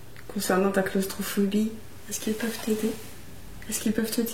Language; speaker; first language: French; native; French